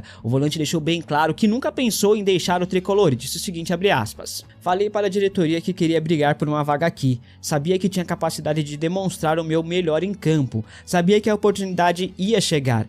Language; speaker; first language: Portuguese; native; Portuguese